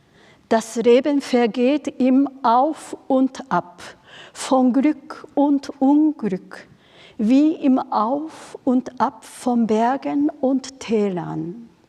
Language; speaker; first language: German; non-native, fluent; Japanese